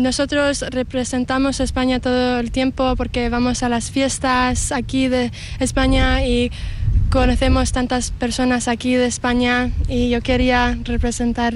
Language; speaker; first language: Spanish; early bilingual, heritage; Spanish